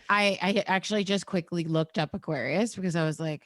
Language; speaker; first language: English; native; English